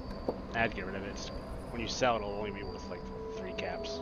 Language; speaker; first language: English; native; English